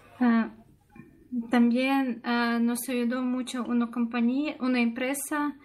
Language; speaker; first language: Spanish; non-native, learner; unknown